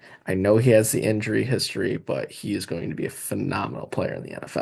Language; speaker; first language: English; native; English